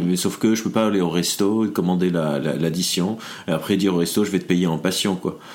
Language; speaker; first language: French; non-native, local second language; Arabic